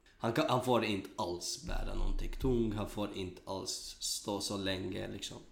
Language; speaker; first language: Swedish; non-native, learner; Kurdish